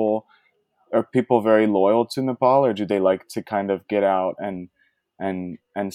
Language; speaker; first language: English; native; English